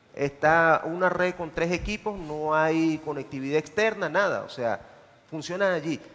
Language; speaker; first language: Spanish; native; Spanish